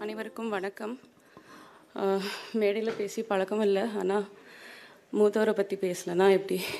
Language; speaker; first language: Tamil; native; Tamil